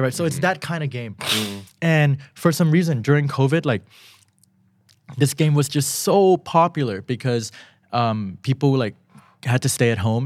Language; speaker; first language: English; early bilingual, other home language; Thai